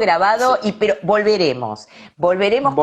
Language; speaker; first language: Spanish; native; Spanish